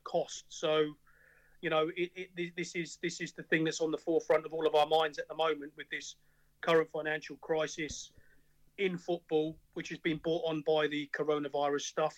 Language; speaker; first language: English; native; English